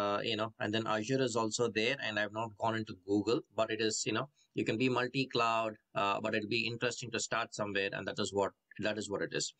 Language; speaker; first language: English; non-native, local second language; Tamil